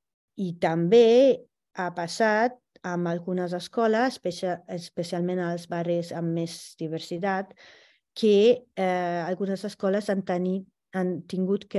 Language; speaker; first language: Catalan; non-native, fluent; Italian